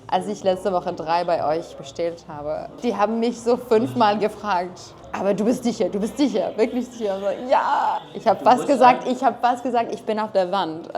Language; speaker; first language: German; non-native, fluent; French